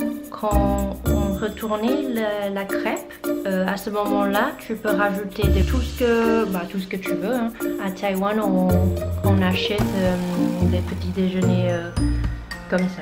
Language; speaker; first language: French; non-native, fluent; Chinese